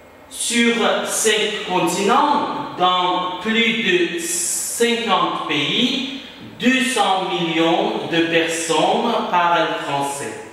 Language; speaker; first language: French; non-native, fluent; Uzbek